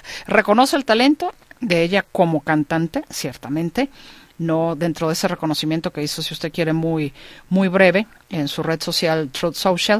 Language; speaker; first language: Spanish; native; Spanish